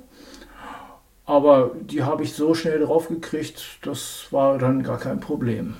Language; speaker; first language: German; native; German